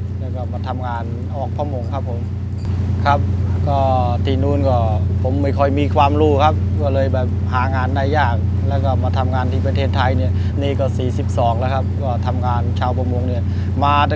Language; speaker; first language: Thai; non-native, fluent; Khmer